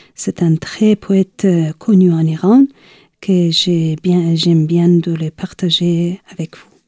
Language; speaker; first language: French; non-native, fluent; Persian